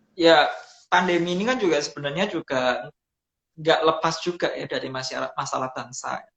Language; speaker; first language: Indonesian; non-native, local second language; Javanese